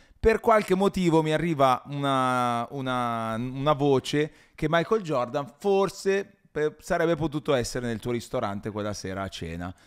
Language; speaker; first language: Italian; native; Italian